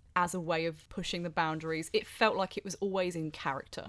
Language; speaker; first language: English; native; English